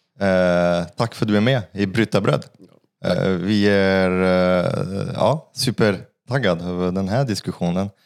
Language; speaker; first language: Swedish; non-native, fluent; French